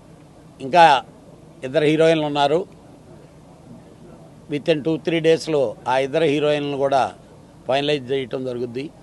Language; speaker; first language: Telugu; native; Telugu